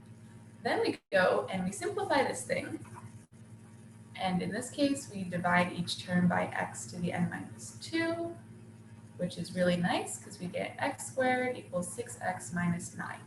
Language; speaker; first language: English; native; English